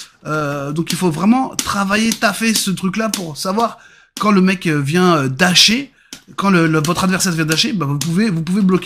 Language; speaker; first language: French; native; French